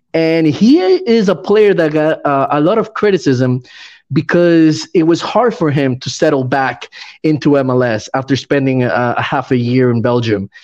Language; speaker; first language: English; native; English